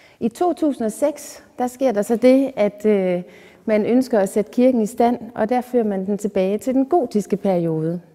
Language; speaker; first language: Danish; native; Danish